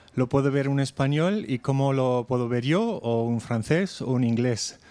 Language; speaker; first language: Spanish; non-native, fluent; German